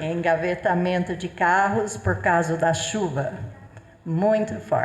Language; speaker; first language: Portuguese; non-native, fluent; English